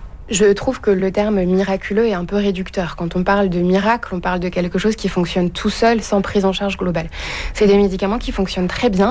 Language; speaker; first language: French; native; French